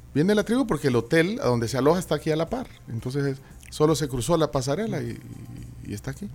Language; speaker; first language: Spanish; native; Spanish